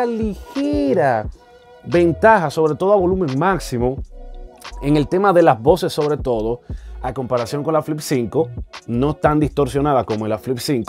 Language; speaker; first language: Spanish; native; Spanish